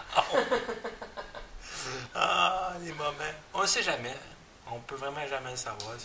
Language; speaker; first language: French; native; French